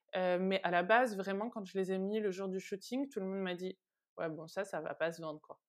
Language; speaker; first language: French; native; French